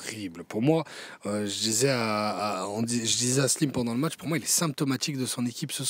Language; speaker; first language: French; native; French